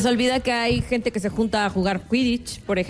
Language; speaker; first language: Spanish; native; Spanish